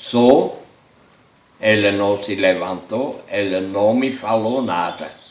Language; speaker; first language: Portuguese; non-native, fluent; German